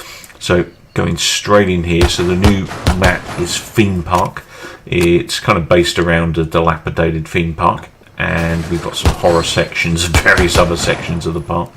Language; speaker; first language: English; native; English